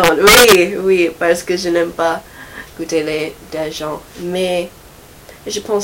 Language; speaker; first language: French; non-native, learner; English